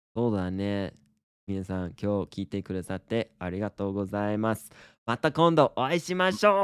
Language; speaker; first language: Japanese; non-native, fluent; English